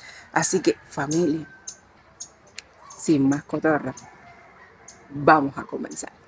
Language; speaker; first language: Spanish; native; Spanish